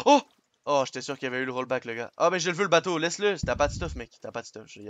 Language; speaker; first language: French; native; French